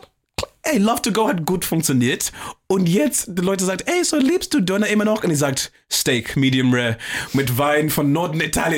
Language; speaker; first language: German; non-native, fluent; English